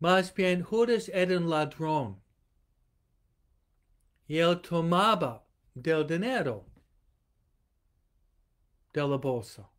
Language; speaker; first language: Spanish; non-native, fluent; English